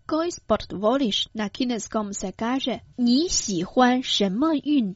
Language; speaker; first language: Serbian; non-native, fluent; Chinese